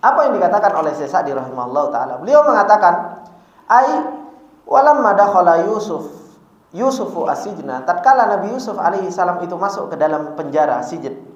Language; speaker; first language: Indonesian; native; Indonesian